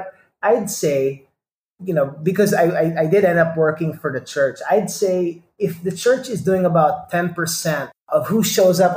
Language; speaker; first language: English; non-native, local second language; Filipino